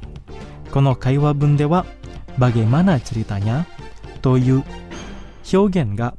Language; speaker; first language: Japanese; non-native, fluent; Indonesian